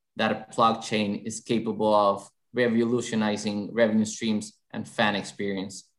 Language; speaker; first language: English; non-native, fluent; Spanish